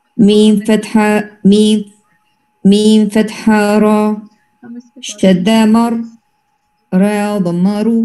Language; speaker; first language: Arabic; non-native, learner; Urdu